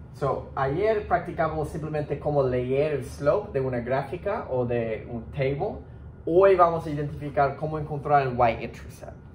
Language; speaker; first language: Spanish; non-native, fluent; English